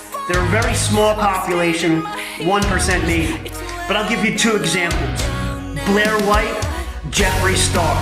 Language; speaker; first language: English; native; English